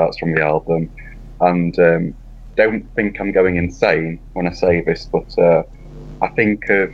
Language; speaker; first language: English; native; English